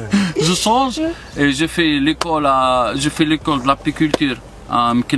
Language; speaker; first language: French; non-native, learner; Arabic